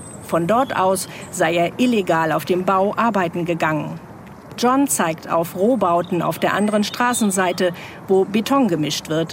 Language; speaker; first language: German; native; German